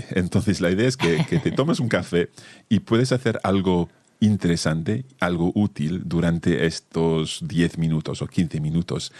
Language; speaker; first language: Spanish; non-native, fluent; English